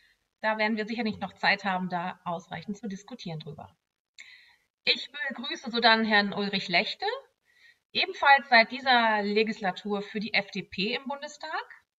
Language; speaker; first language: German; native; German